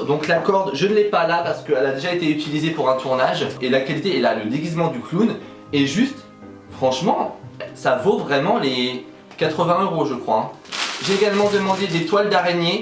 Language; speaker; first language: French; native; French